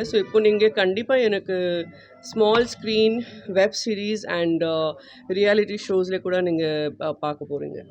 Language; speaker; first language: Tamil; non-native, fluent; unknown